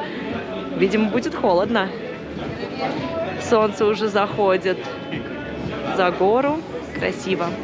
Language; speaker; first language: Russian; native; Russian